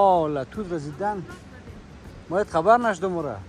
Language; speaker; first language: Persian; native; Persian